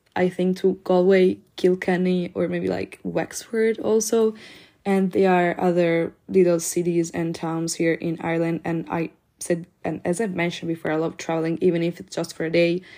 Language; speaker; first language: English; non-native, fluent; Italian